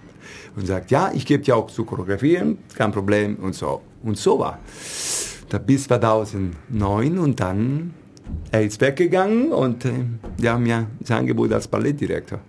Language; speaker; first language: German; non-native, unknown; Italian